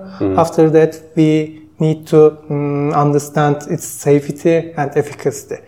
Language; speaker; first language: English; non-native, learner; Turkish